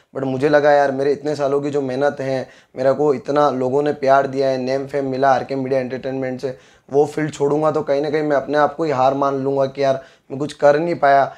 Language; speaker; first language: Hindi; native; Hindi